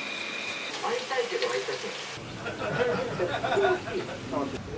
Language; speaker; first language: Japanese; native; Japanese